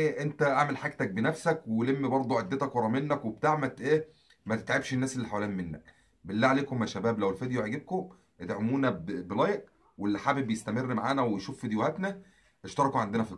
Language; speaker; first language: Arabic; native; Arabic